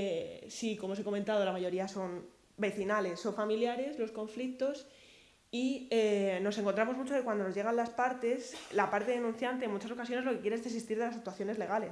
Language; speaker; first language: Spanish; native; Spanish